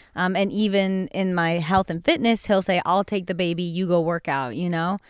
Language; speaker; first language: English; native; English